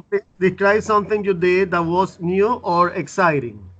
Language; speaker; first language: English; non-native, fluent; Spanish